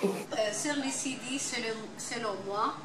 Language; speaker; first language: French; non-native, fluent; Arabic